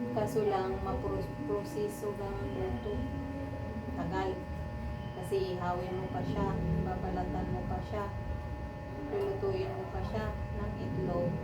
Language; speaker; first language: Filipino; non-native, local second language; Cebuano